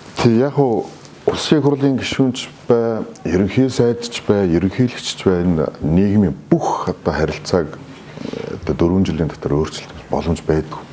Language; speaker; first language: Mongolian; non-native, local second language; Kazakh